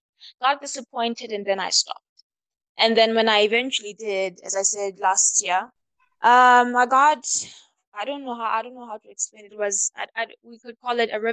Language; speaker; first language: English; non-native, local second language; Southern Sotho